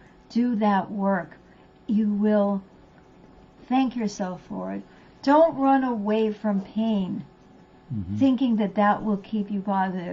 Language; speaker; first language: English; native; English